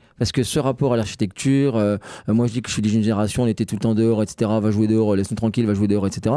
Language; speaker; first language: French; native; French